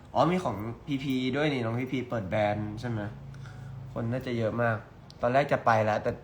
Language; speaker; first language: Thai; native; Thai